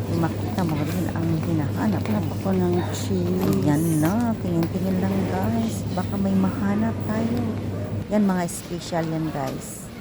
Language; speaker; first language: Filipino; non-native, local second language; Cebuano